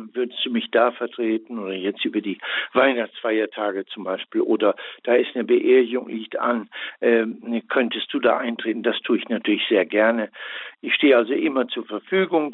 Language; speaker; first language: German; native; German